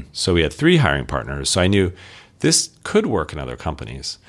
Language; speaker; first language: English; native; English